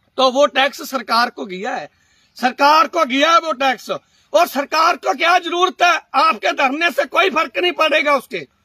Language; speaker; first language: Hindi; non-native, local second language; Punjabi